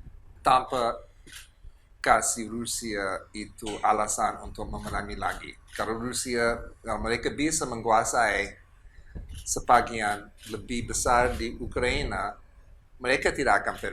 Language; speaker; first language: Indonesian; non-native, fluent; English